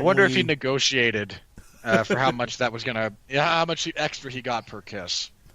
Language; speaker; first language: English; native; English